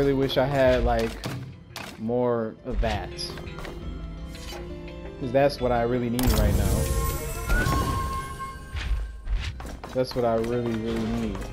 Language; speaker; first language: English; native; English